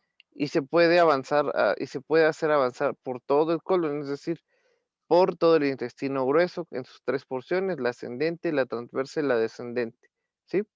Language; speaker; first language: Spanish; native; Spanish